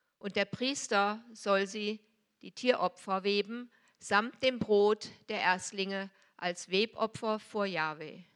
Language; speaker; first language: German; native; German